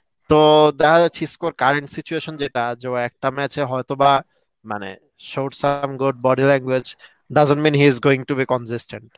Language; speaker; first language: Bangla; native; Bangla